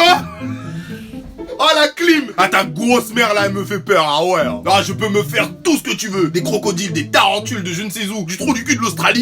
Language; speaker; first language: French; native; French